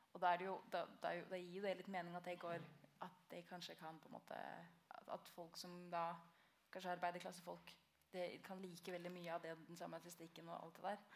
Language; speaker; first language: Norwegian; early bilingual, other home language; Albanian